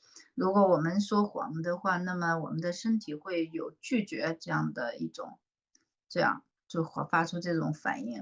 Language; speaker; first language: Chinese; native; Chinese